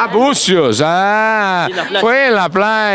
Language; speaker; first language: Spanish; non-native, learner; Portuguese